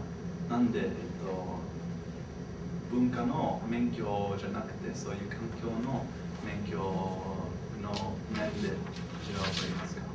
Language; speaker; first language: Japanese; non-native, fluent; English